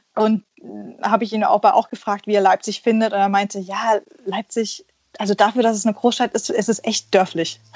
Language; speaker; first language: German; early bilingual, other home language; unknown